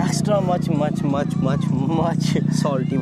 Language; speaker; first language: English; non-native, learner; Urdu